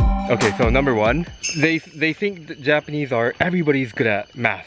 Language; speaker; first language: English; non-native, fluent; Japanese